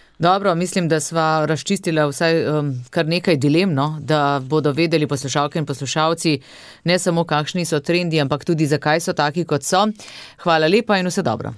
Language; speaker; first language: Slovenian; native; Slovenian